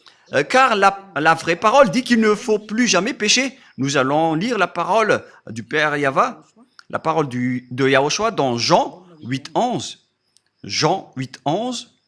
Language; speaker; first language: French; non-native, local second language; Malagasy